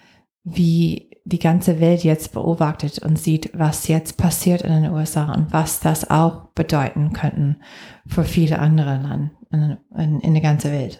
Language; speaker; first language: German; non-native, fluent; English